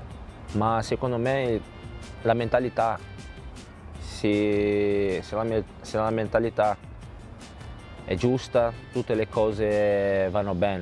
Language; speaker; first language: Italian; non-native, fluent; Portuguese